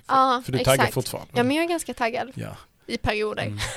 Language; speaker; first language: Swedish; native; Swedish